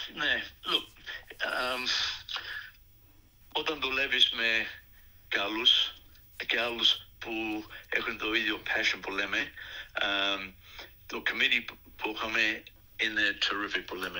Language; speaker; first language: Greek; early bilingual, heritage; Greek